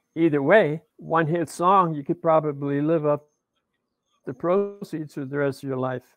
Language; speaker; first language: English; native; English